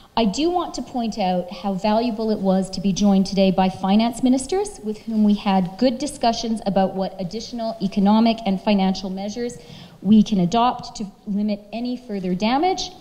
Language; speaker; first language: English; native; English